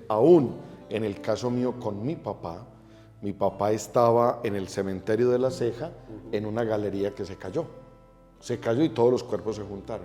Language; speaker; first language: Spanish; native; Spanish